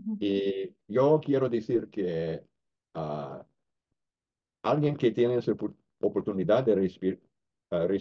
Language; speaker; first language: Spanish; non-native, fluent; English